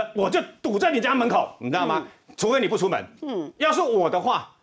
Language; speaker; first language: Chinese; native; Chinese